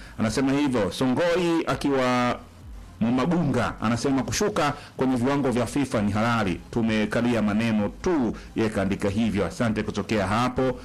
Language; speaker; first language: Swahili; native; Swahili